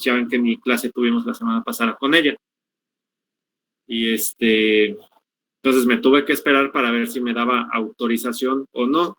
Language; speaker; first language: Spanish; native; Spanish